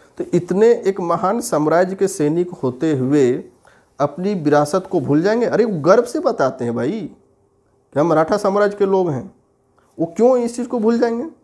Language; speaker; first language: Hindi; native; Hindi